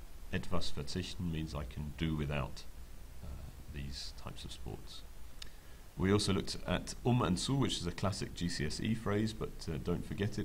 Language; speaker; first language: English; native; English